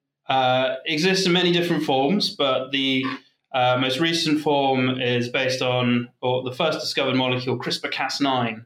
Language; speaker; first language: English; native; English